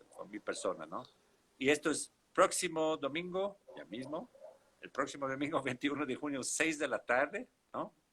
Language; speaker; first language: Spanish; non-native, fluent; German